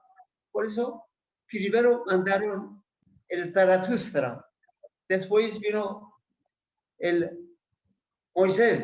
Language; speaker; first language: Spanish; non-native, learner; Persian